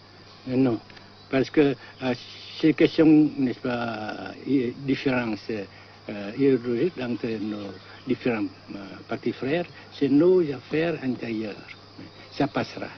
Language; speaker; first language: French; non-native, fluent; Vietnamese